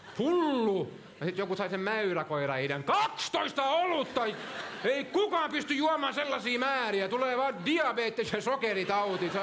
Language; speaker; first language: Finnish; non-native, local second language; Swedish